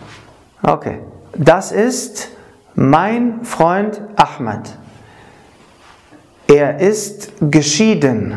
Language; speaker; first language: German; non-native, fluent; Arabic